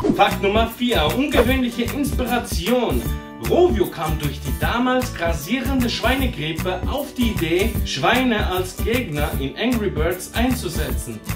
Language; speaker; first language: German; early bilingual, other home language; Portuguese